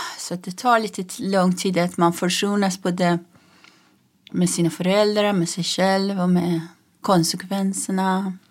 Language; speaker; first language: Swedish; non-native, fluent; Persian